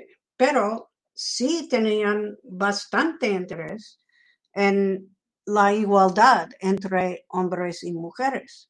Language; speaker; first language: Spanish; non-native, fluent; English